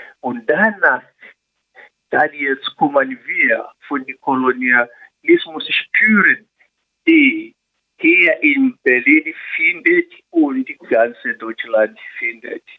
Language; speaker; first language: German; non-native, learner; Swahili